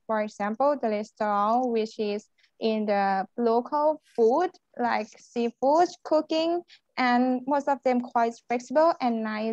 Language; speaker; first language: English; non-native, learner; Thai